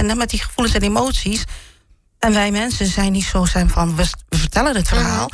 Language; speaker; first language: Dutch; early bilingual, other home language; Malay